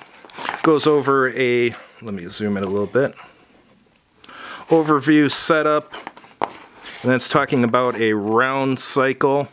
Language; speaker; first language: English; native; English